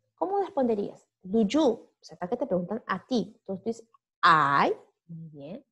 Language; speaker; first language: Spanish; native; Spanish